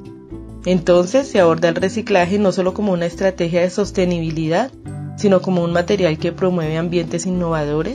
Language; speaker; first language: Spanish; native; Spanish